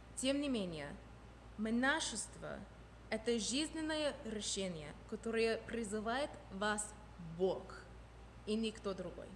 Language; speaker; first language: Russian; non-native, fluent; English